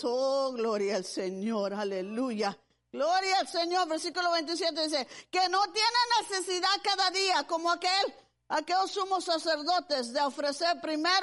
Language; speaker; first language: Spanish; early bilingual, heritage; Spanish